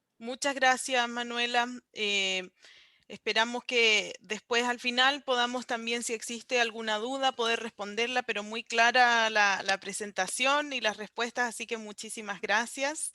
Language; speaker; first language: Spanish; native; Spanish